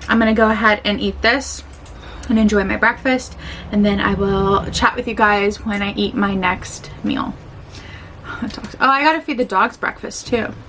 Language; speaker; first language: English; native; English